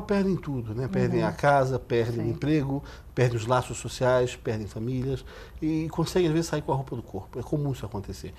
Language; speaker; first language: Portuguese; native; Portuguese